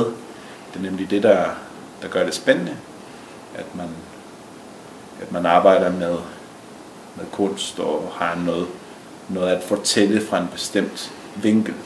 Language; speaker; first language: Danish; early bilingual, other home language; Spanish